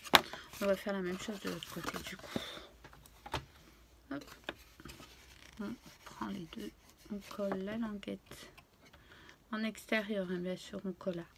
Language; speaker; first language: French; native; French